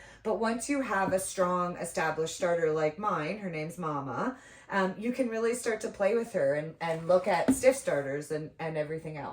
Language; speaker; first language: English; native; English